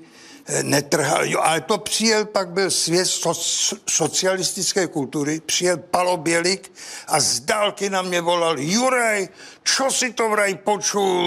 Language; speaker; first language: Czech; native; Czech